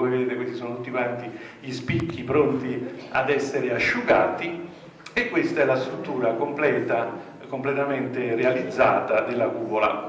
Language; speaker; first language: Italian; native; Italian